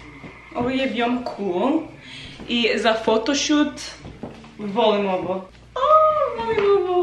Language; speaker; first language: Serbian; non-native, learner; English